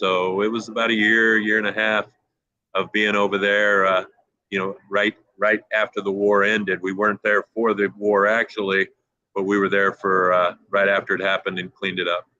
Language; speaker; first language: English; native; English